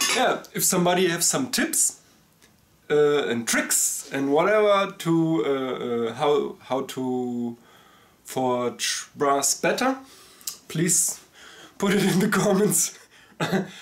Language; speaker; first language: English; non-native, fluent; German